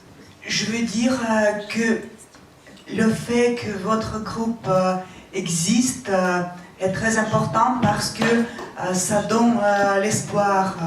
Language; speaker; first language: French; non-native, fluent; Russian